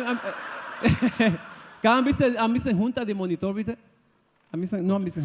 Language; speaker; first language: German; non-native, learner; Spanish